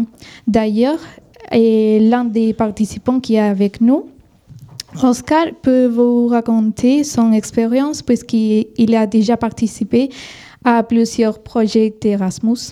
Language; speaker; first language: French; non-native, fluent; Spanish